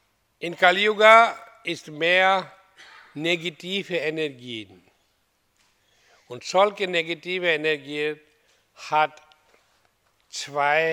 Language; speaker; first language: German; non-native, fluent; Hindi